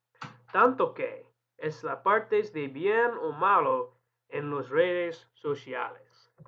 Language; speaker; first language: Spanish; non-native, learner; English